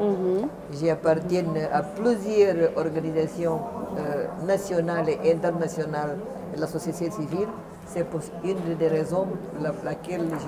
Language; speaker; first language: French; non-native, fluent; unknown